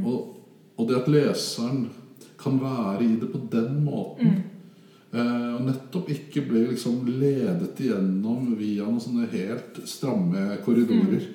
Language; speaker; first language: Norwegian; native; Norwegian